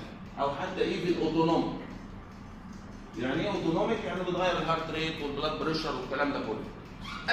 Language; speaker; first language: Arabic; native; Arabic